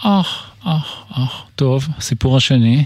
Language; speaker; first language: Hebrew; native; Hebrew